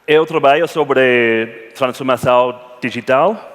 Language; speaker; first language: Portuguese; non-native, learner; English